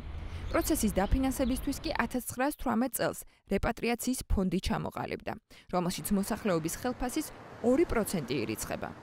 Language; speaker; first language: Georgian; native; Georgian